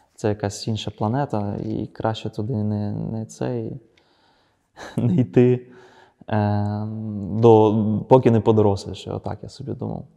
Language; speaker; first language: Ukrainian; early bilingual, other home language; Russian